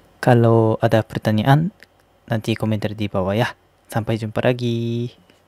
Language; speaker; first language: Japanese; native; Japanese